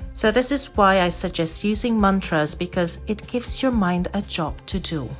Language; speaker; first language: English; non-native, fluent; Maltese